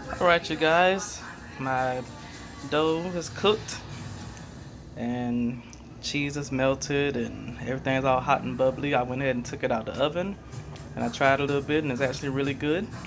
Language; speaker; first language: English; native; English